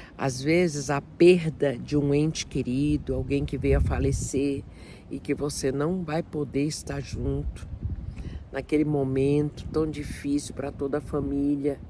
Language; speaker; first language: Portuguese; native; Portuguese